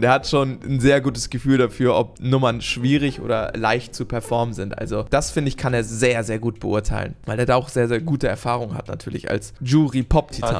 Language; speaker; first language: German; native; German